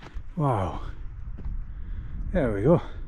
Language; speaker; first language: English; native; English